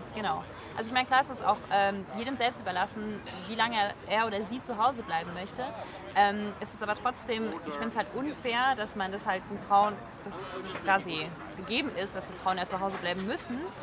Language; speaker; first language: German; early bilingual, heritage; French